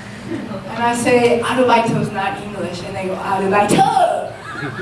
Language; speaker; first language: English; native; English